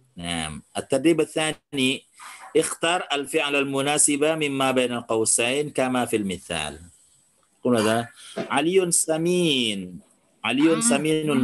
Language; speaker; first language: Arabic; non-native, fluent; Indonesian